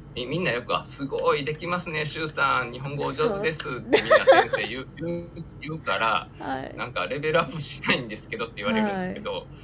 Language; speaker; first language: Japanese; native; Japanese